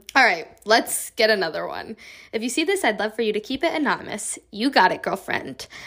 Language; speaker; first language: English; native; English